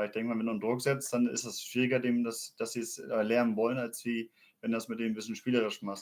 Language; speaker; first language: German; native; German